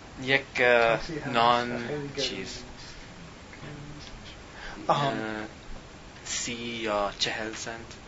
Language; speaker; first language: Persian; non-native, learner; English